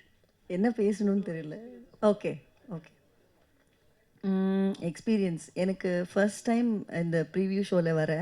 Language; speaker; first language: Tamil; non-native, local second language; Kannada